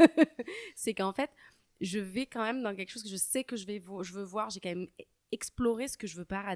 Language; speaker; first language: French; native; French